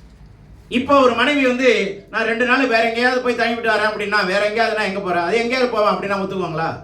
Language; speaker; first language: Tamil; native; Tamil